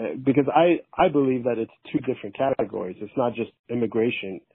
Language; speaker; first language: English; early bilingual, other home language; Persian